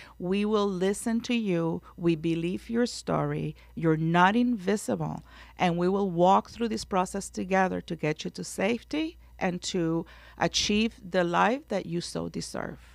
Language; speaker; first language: English; non-native, local second language; Spanish